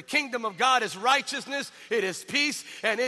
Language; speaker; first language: English; native; English